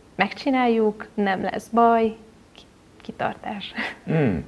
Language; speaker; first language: Hungarian; native; Hungarian